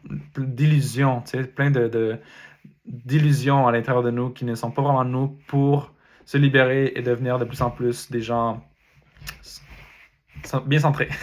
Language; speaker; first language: French; native; French